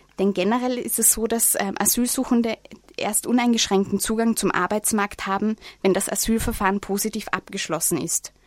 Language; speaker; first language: German; native; German